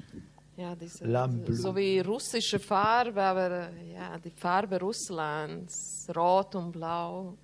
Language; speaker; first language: German; non-native, learner; Latvian